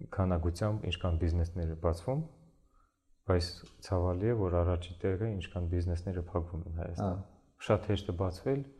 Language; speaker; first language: Armenian; early bilingual, heritage; Armenian